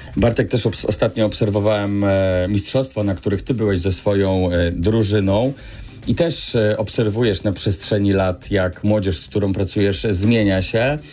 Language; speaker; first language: Polish; native; Polish